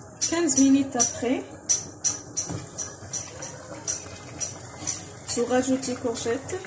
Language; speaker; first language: French; non-native, local second language; Arabic